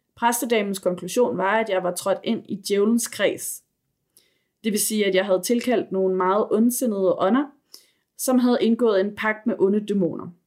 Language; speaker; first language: Danish; native; Danish